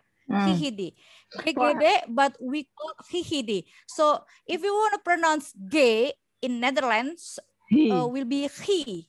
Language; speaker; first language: English; non-native, learner; Indonesian